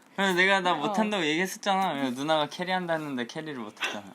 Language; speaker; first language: Korean; early bilingual, heritage; Korean